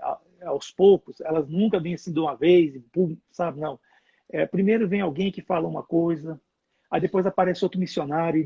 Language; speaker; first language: Portuguese; native; Portuguese